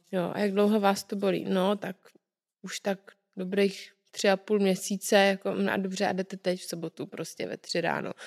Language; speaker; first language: Czech; native; Czech